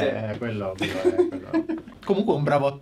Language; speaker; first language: Italian; native; Italian